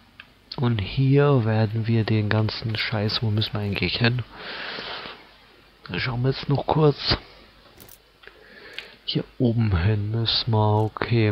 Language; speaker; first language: German; native; German